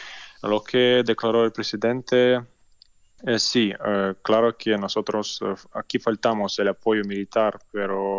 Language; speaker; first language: Spanish; non-native, learner; Ukrainian